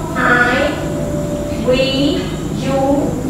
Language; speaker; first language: English; non-native, learner; Khmer